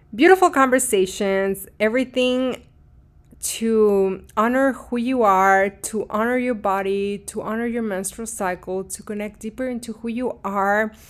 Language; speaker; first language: English; early bilingual, other home language; Spanish